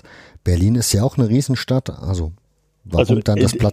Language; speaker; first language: German; native; German